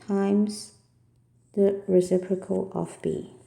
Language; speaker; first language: English; non-native, fluent; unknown